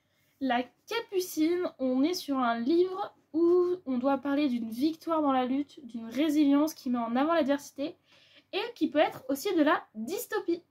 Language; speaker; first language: French; native; French